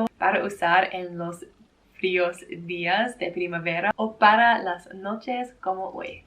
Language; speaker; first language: Spanish; non-native, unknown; English